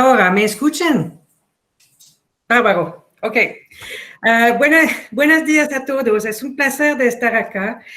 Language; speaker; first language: Spanish; non-native, fluent; French